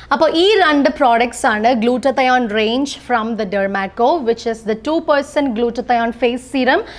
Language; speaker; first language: English; non-native, local second language; Malayalam